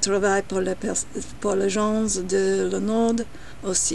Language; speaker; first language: French; non-native, learner; English